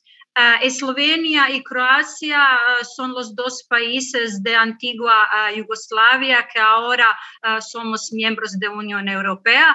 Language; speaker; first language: Spanish; non-native, learner; Croatian